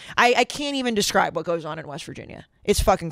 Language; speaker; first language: English; native; English